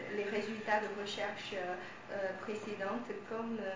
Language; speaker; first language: French; non-native, fluent; Chinese